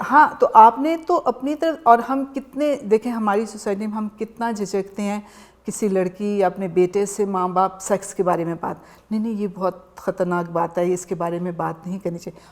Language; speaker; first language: Urdu; native; Urdu